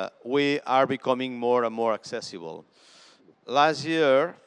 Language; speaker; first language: English; non-native, fluent; Catalan